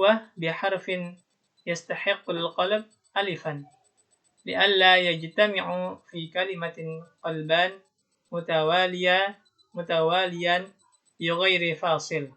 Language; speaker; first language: Arabic; non-native, learner; Indonesian